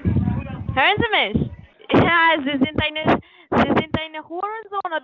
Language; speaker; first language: German; non-native, learner; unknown